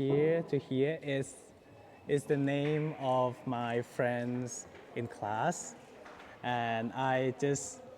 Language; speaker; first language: English; non-native, learner; Thai